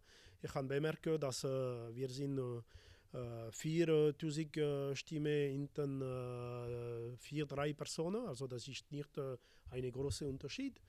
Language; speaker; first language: German; non-native, local second language; French